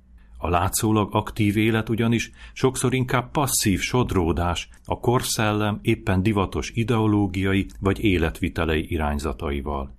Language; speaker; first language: Hungarian; native; Hungarian